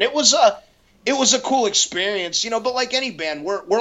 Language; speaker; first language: English; native; English